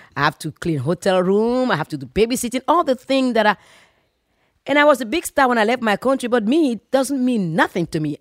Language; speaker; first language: English; non-native, fluent; Fon